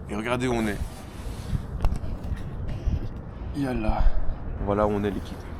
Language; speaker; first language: French; native; French